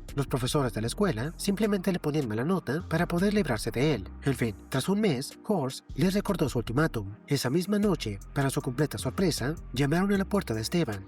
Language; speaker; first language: Spanish; native; Spanish